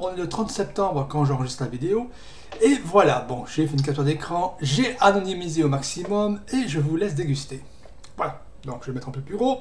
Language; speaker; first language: French; native; French